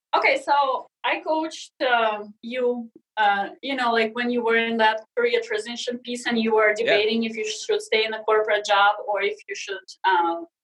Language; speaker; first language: English; non-native, fluent; Russian